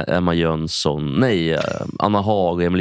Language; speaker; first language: Swedish; native; Swedish